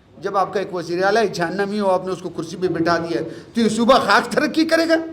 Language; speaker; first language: Urdu; non-native, local second language; Pashto